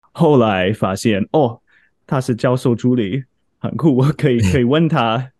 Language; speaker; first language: Chinese; non-native, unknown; English